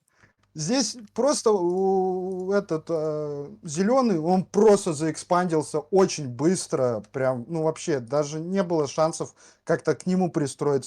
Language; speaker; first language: Russian; native; Russian